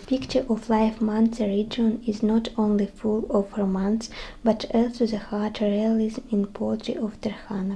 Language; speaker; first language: English; non-native, learner; Russian